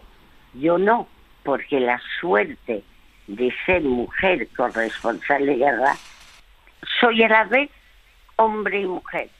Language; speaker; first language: Spanish; non-native, fluent; French